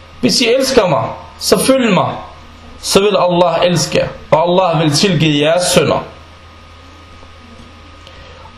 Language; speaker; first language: Danish; non-native, fluent; Arabic